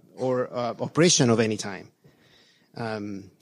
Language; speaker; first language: English; non-native, fluent; Spanish